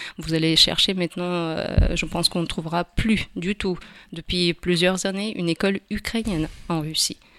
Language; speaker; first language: French; non-native, fluent; Ukrainian